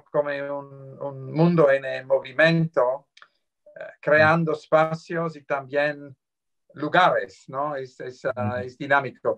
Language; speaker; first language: Spanish; non-native, fluent; Swiss German